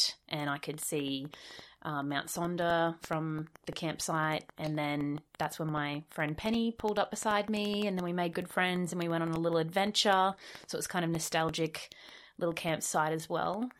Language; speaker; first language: English; native; English